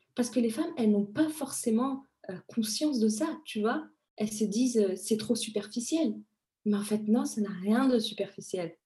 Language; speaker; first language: French; early bilingual, other home language; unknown